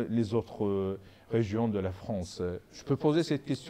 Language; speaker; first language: French; non-native, learner; Azerbaijani